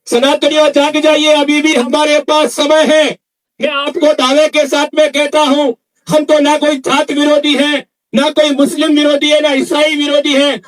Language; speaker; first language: Hindi; non-native, local second language; Kannada